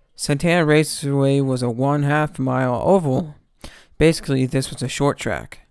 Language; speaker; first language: English; native; English